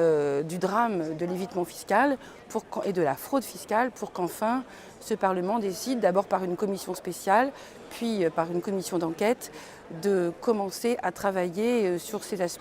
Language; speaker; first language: French; native; French